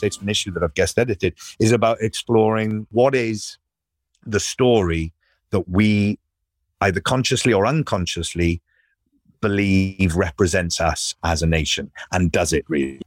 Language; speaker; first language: English; native; English